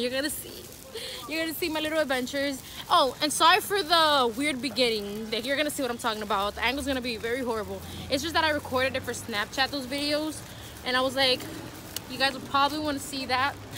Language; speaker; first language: English; early bilingual, other home language; Spanish